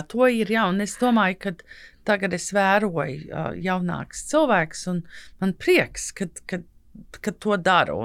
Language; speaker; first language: Latvian; early bilingual, heritage; Latvian